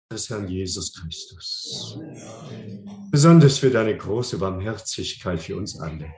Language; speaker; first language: German; non-native, fluent; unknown